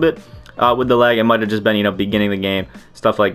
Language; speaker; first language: English; native; English